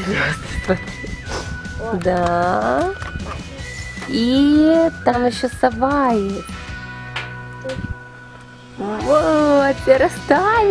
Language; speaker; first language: Russian; native; Russian